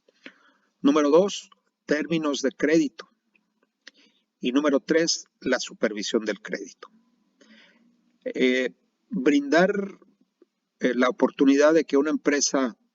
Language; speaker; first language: Spanish; native; Spanish